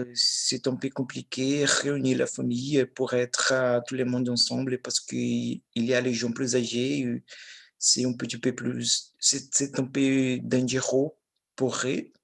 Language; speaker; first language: French; non-native, learner; Portuguese